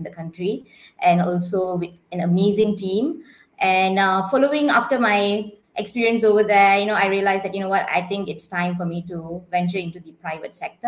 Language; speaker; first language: English; non-native, local second language; Tamil